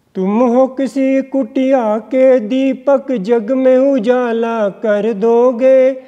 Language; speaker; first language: Hindi; native; Hindi